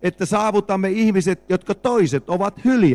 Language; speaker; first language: Finnish; native; Finnish